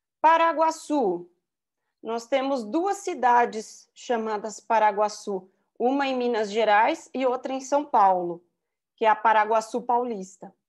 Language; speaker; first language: Portuguese; native; Portuguese